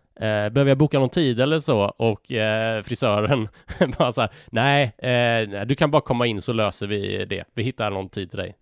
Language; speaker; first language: Swedish; native; Swedish